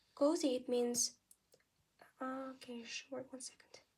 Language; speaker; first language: English; non-native, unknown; Kazakh